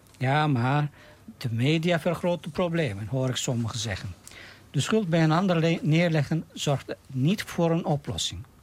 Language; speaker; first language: Dutch; non-native, fluent; Turkish